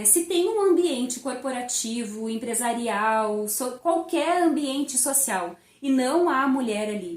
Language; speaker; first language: Portuguese; native; Portuguese